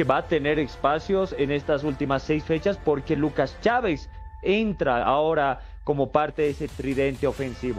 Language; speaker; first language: Spanish; native; Spanish